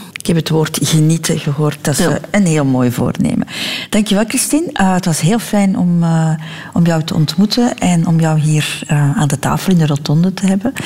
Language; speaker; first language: Dutch; native; Dutch